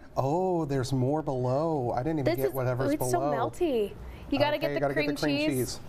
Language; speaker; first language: English; native; English